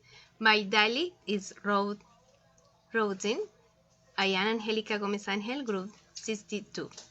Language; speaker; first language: English; non-native, learner; Spanish